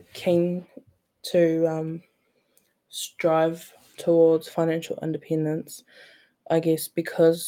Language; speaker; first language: English; native; English